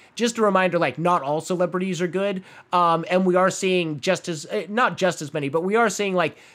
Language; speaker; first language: English; native; English